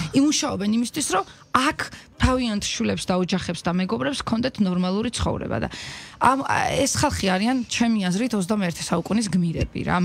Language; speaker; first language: Georgian; native; Georgian